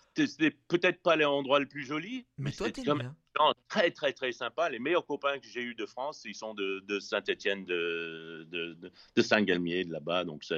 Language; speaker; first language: French; non-native, fluent; English